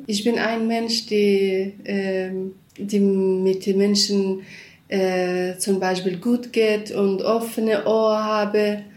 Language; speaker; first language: German; non-native, learner; Kurdish